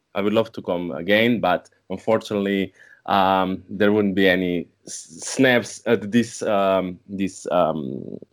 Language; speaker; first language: English; non-native, learner; Slovenian